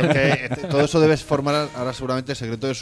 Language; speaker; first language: Spanish; native; Spanish